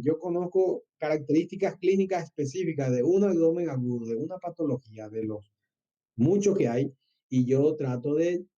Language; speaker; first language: Spanish; native; Spanish